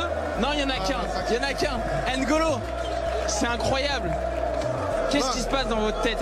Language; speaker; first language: French; native; French